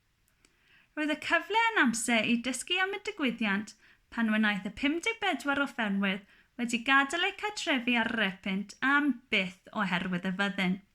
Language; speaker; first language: Welsh; non-native, local second language; English